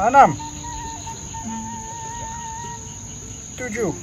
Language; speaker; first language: Indonesian; non-native, learner; Dutch